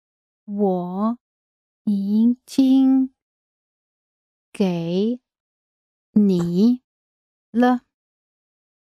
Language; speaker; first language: Chinese; non-native, learner; English